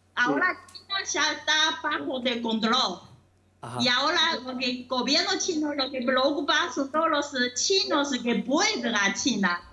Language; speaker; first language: Spanish; non-native, fluent; Chinese